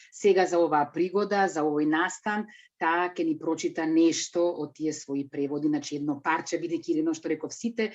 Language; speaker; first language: Macedonian; native; Macedonian